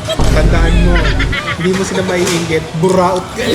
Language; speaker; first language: Filipino; native; Filipino